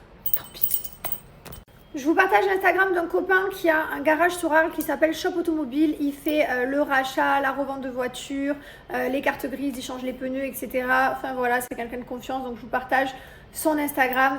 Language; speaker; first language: French; native; French